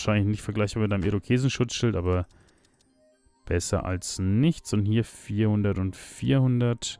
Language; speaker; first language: German; native; German